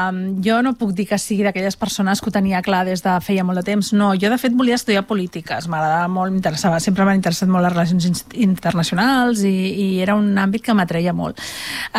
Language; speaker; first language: Catalan; native; Catalan